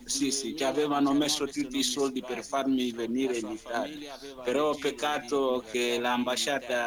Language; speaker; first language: Italian; non-native, learner; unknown